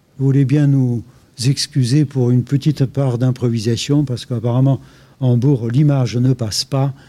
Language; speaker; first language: French; native; French